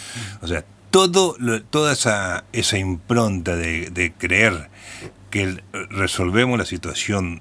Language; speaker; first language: Spanish; native; Spanish